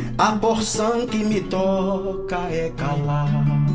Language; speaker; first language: Portuguese; native; Portuguese